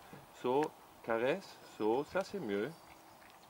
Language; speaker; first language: French; non-native, learner; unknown